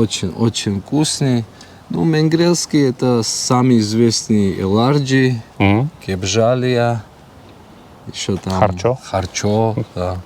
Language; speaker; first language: Russian; non-native, learner; Georgian